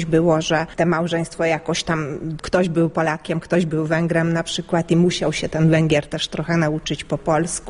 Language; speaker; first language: Polish; early bilingual, heritage; Polish